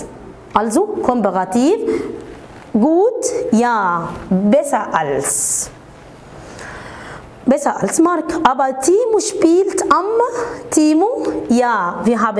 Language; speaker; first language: German; non-native, fluent; Arabic